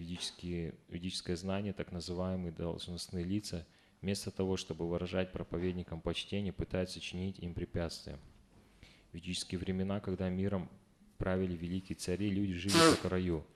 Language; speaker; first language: Russian; native; Russian